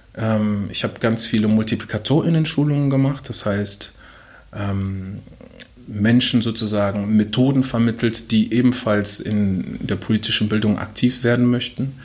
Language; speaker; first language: German; early bilingual, other home language; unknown